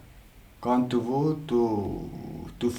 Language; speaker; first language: French; non-native, learner; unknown